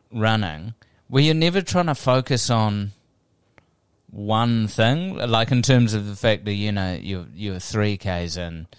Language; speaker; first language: English; native; English